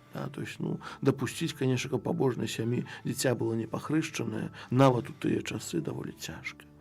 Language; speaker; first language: Belarusian; non-native, local second language; Russian